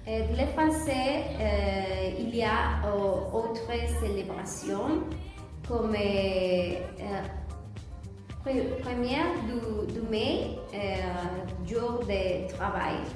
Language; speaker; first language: French; non-native, learner; Spanish